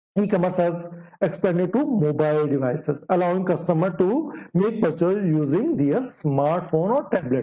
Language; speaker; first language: English; non-native, local second language; Punjabi